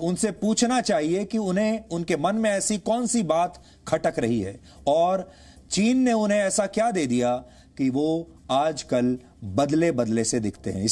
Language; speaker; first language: Hindi; native; Hindi